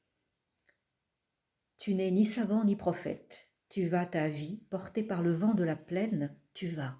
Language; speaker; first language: French; native; French